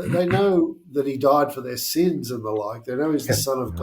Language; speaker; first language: English; native; English